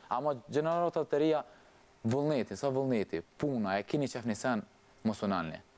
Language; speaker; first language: Albanian; early bilingual, heritage; Albanian